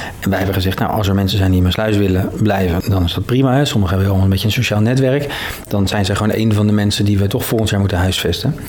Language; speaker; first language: Dutch; native; Dutch